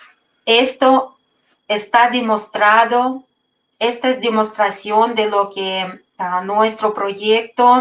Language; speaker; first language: Spanish; non-native, fluent; Russian